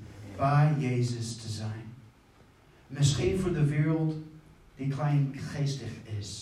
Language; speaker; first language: Dutch; non-native, fluent; English